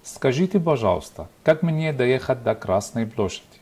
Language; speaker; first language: Russian; non-native, fluent; Arabic